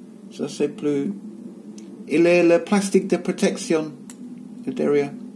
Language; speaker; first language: French; non-native, learner; English